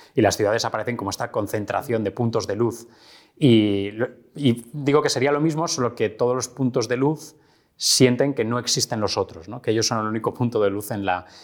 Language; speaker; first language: Spanish; native; Spanish